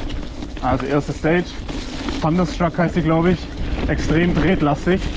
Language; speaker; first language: German; native; German